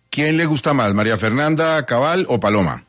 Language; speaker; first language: Spanish; native; Spanish